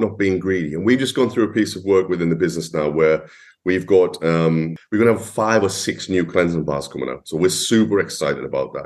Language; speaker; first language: English; native; English